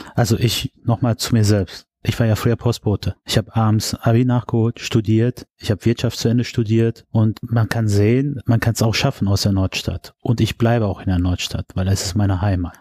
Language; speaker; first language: German; early bilingual, other home language; Turkish